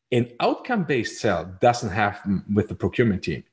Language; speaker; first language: English; non-native, fluent; German